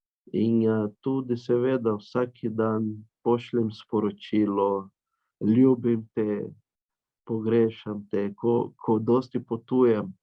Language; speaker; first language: Slovenian; non-native, learner; Portuguese